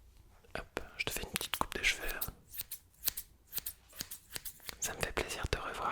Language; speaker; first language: French; native; French